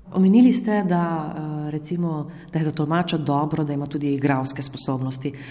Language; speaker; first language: Slovenian; native; Slovenian